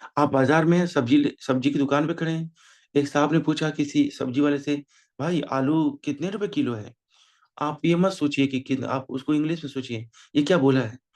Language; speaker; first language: Hindi; native; Hindi